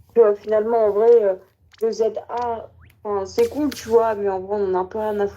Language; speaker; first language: French; native; French